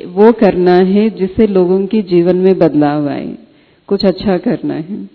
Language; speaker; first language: Hindi; non-native, fluent; Telugu